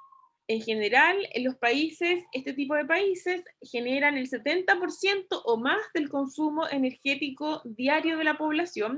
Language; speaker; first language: Spanish; native; Spanish